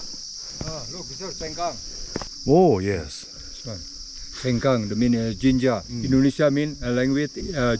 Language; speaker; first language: English; non-native, learner; Indonesian